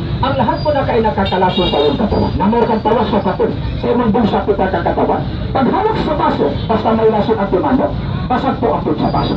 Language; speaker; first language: Filipino; non-native, local second language; Cebuano